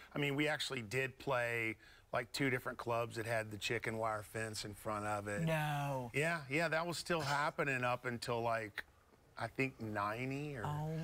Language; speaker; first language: English; native; English